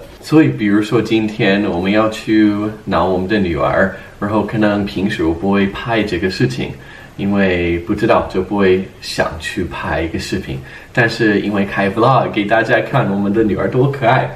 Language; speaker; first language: Chinese; non-native, fluent; English